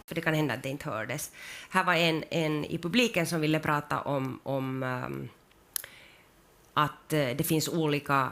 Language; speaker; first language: Swedish; native; Swedish